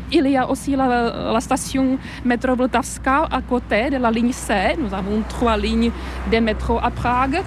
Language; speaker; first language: French; non-native, fluent; Czech